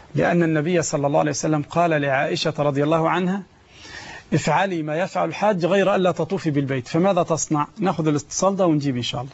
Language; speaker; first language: Arabic; native; Arabic